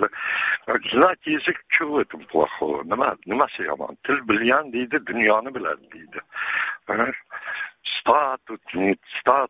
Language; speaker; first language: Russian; non-native, local second language; Uzbek